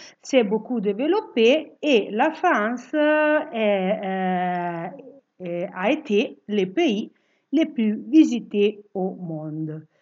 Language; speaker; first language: French; non-native, fluent; Italian